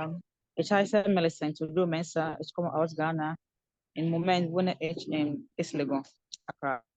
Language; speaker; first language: German; non-native, learner; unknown